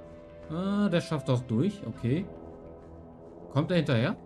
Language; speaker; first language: German; native; German